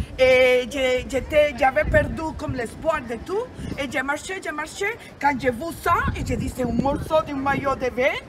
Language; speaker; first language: French; non-native, fluent; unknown